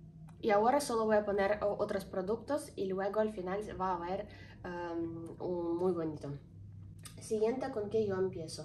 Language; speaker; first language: Spanish; non-native, learner; Ukrainian